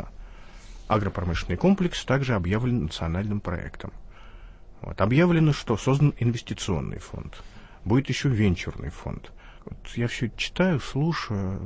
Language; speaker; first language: Russian; native; Russian